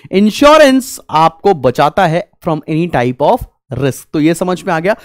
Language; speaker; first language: Hindi; native; Hindi